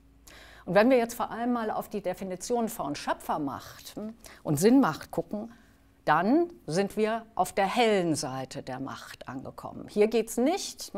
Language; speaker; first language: German; native; German